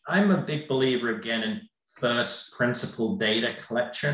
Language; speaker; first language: English; native; English